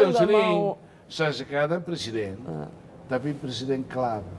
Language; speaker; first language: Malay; non-native, fluent; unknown